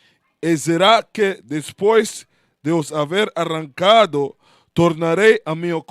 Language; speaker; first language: Portuguese; non-native, learner; Spanish